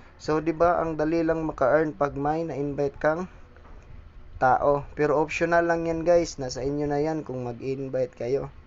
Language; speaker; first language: Filipino; non-native, local second language; Cebuano